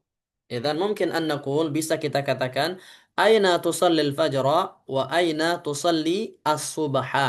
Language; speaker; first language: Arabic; non-native, fluent; Indonesian